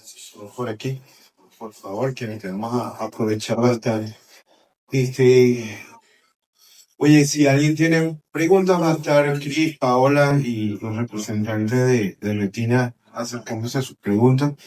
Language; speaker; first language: Spanish; native; Spanish